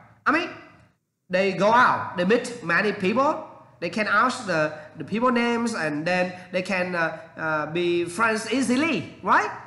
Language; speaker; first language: English; non-native, learner; Vietnamese